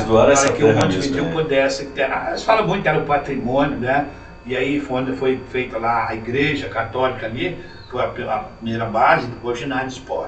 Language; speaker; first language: Portuguese; native; Portuguese